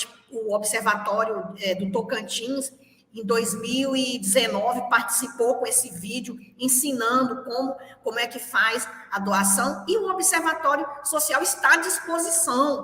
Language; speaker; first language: Portuguese; native; Portuguese